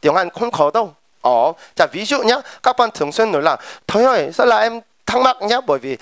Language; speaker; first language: Vietnamese; non-native, fluent; Korean